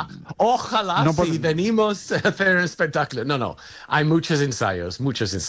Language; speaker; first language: Spanish; non-native, fluent; English